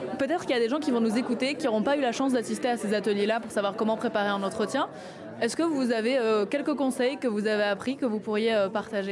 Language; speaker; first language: French; native; French